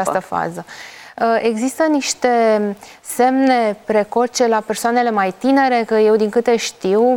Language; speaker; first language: Romanian; native; Romanian